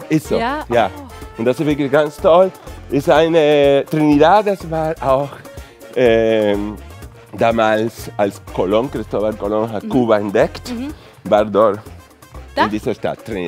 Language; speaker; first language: German; non-native, fluent; Spanish